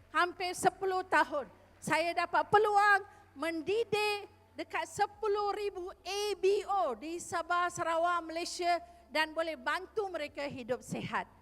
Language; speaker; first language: Malay; non-native, local second language; Tamil